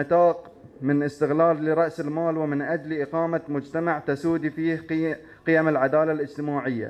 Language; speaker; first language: Arabic; native; Arabic